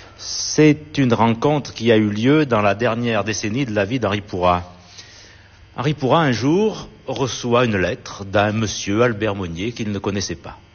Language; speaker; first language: French; native; French